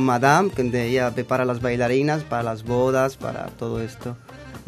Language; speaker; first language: Spanish; non-native, fluent; Arabic